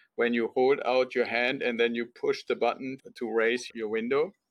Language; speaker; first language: English; non-native, fluent; German